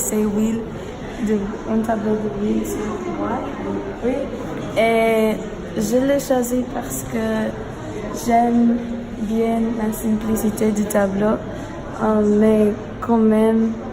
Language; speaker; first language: French; non-native, learner; English